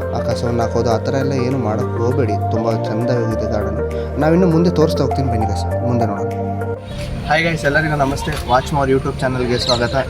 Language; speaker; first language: Kannada; native; Kannada